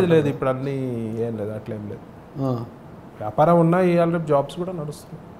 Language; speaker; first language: Telugu; native; Telugu